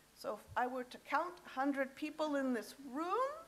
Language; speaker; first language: English; native; English